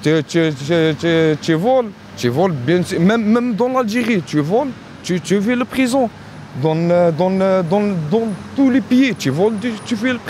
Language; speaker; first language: French; non-native, learner; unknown